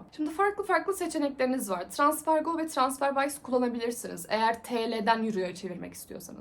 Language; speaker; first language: Turkish; native; Turkish